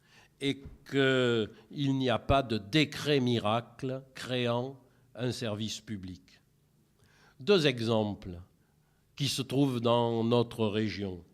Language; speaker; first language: French; native; French